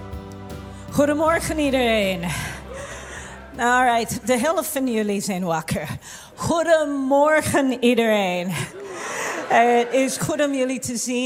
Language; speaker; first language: Dutch; non-native, fluent; English